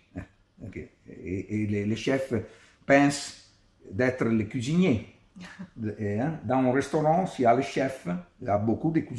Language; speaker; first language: French; non-native, learner; Italian